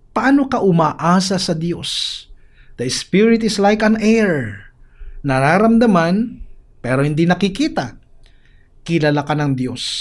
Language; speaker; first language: Filipino; native; Filipino